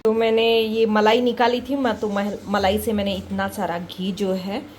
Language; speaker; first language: Hindi; non-native, local second language; Marathi